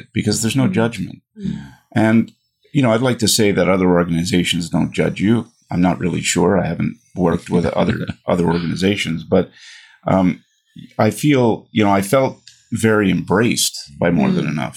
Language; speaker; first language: English; native; English